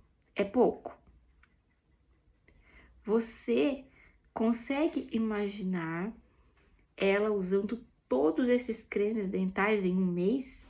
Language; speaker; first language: Portuguese; native; Portuguese